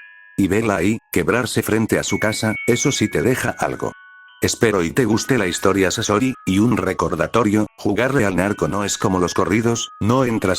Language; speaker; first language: Spanish; native; Spanish